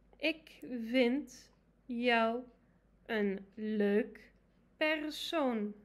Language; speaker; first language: Dutch; non-native, fluent; Arabic